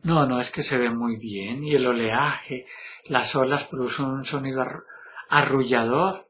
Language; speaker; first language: Spanish; native; Spanish